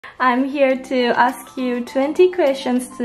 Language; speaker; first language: English; non-native, learner; Japanese